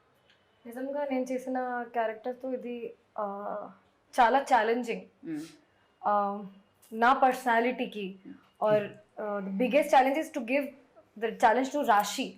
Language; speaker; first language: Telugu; non-native, fluent; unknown